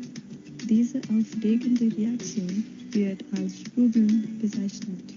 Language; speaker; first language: German; non-native, fluent; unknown